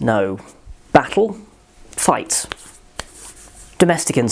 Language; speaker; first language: English; native; English